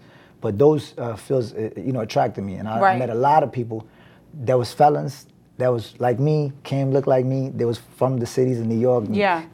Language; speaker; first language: English; native; English